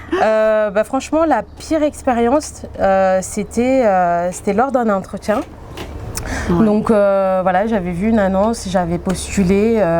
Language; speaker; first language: French; native; French